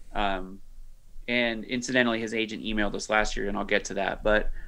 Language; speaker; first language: English; native; English